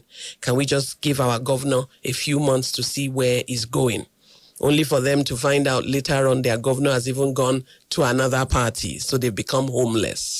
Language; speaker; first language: English; non-native, local second language; Yoruba